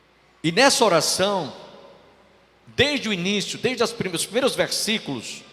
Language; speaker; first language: Portuguese; native; Portuguese